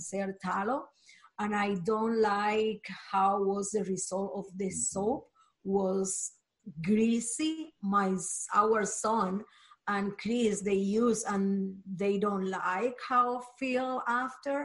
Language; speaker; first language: English; non-native, learner; Spanish